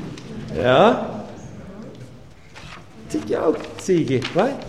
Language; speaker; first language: Latvian; non-native, learner; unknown